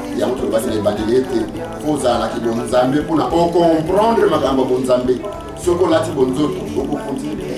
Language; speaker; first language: Lingala; native; Lingala